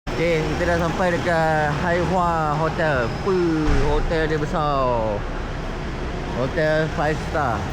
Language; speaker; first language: Malay; native; Malay